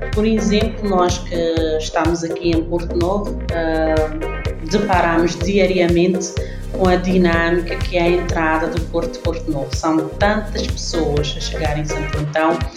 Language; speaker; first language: Portuguese; non-native, local second language; Kabuverdianu